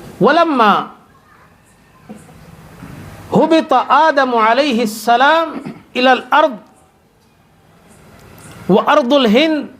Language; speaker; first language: Arabic; non-native, learner; Urdu